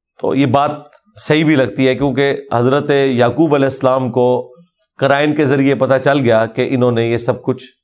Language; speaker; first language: Urdu; non-native, local second language; Punjabi